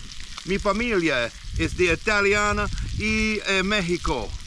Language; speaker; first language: Spanish; non-native, learner; English